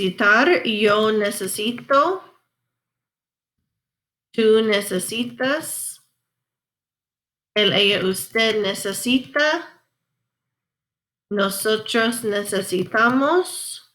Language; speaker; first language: Spanish; non-native, fluent; English